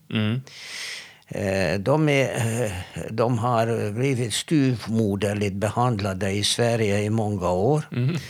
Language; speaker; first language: Swedish; non-native, fluent; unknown